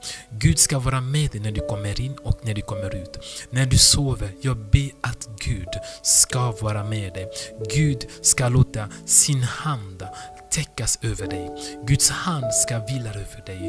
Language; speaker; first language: Swedish; non-native, fluent; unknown